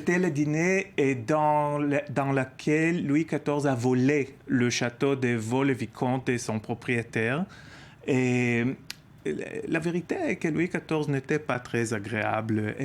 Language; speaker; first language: French; non-native, learner; Hebrew